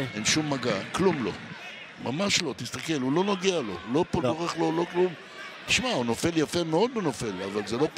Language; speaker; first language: Hebrew; native; Hebrew